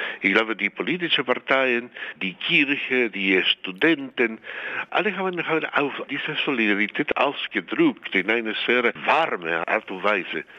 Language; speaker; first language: German; non-native, fluent; Spanish